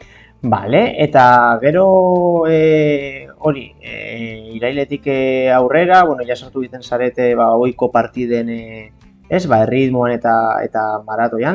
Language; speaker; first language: Basque; native; Basque